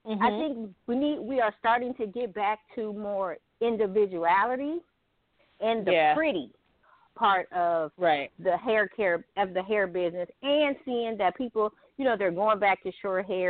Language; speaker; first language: English; native; English